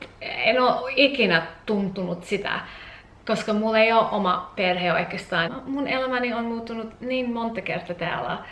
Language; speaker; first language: Finnish; non-native, learner; English